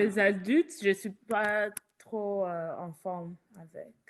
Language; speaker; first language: French; non-native, fluent; English